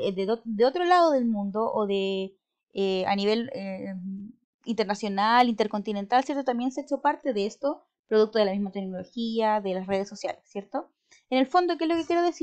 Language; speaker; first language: Spanish; native; Spanish